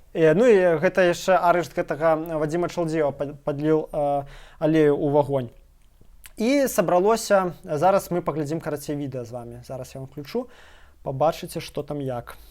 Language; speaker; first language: Belarusian; non-native, local second language; Russian